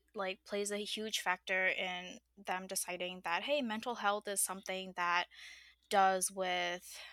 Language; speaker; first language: English; non-native, fluent; Burmese